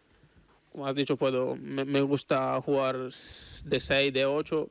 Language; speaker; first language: Spanish; non-native, learner; Italian